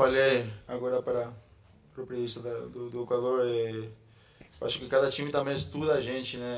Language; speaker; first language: Portuguese; non-native, fluent; Spanish